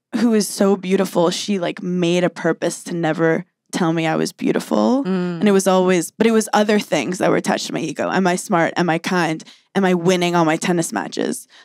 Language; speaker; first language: English; native; English